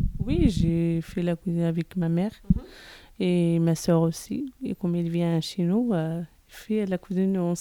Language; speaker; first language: French; non-native, learner; Arabic